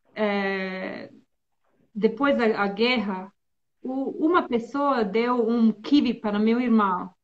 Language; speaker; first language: Portuguese; non-native, fluent; Serbian